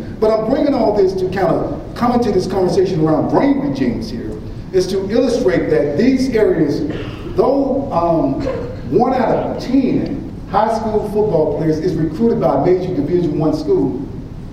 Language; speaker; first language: English; native; English